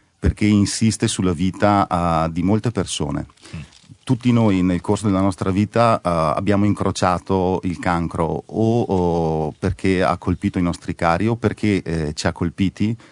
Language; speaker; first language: Italian; native; Italian